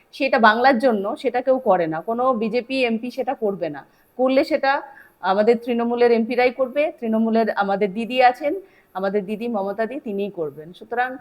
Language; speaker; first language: Bangla; native; Bangla